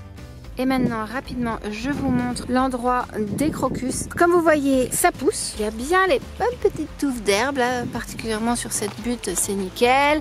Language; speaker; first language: French; native; French